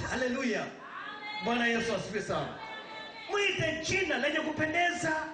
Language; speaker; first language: Swahili; native; Swahili